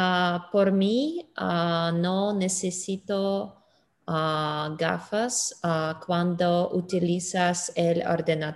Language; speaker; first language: Spanish; non-native, learner; English